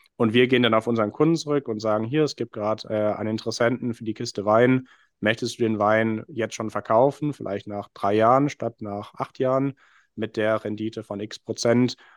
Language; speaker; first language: German; non-native, fluent; English